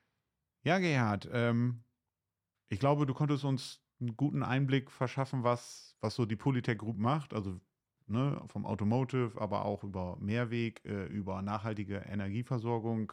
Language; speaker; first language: German; native; German